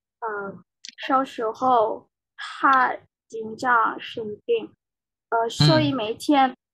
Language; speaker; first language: Chinese; non-native, learner; Indonesian